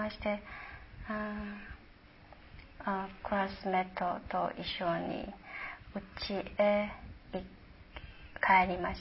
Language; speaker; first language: Japanese; non-native, learner; Chinese